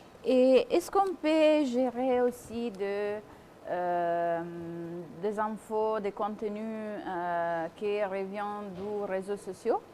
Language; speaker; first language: French; non-native, fluent; Italian